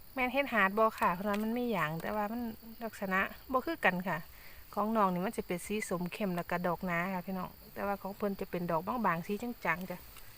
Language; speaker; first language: Thai; native; Thai